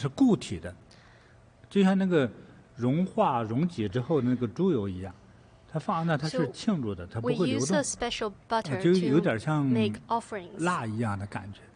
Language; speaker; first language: Chinese; native; Chinese